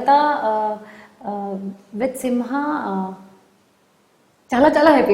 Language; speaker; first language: Telugu; non-native, learner; Hindi